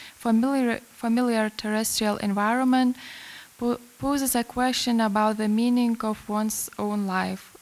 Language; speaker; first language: English; non-native, fluent; Lithuanian